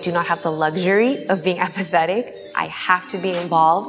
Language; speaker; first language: English; native; English